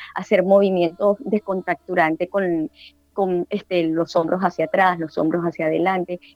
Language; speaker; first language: Spanish; native; Spanish